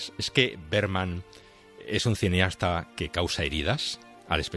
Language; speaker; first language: Spanish; native; Spanish